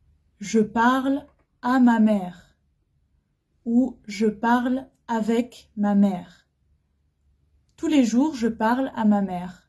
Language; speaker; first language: French; non-native, fluent; Arabic